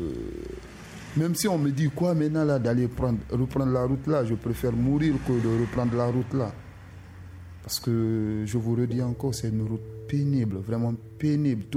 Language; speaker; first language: French; non-native, local second language; Susu